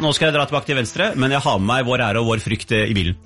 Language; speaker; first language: Norwegian; early bilingual, other home language; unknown